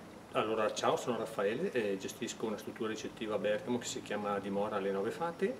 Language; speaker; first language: Italian; native; Italian